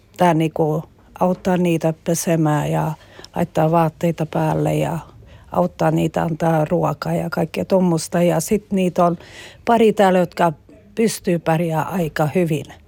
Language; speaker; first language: Finnish; early bilingual, heritage; Finnish